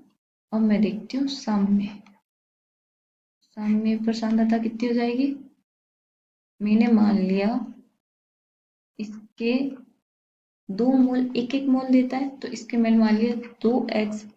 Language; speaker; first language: Hindi; native; Hindi